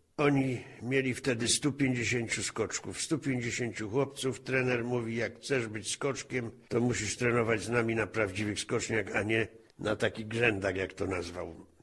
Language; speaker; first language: Polish; native; Polish